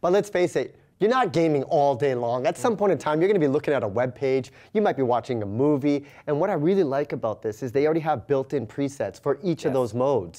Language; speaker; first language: English; native; English